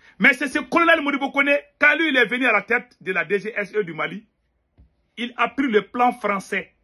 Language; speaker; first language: French; non-native, local second language; Bambara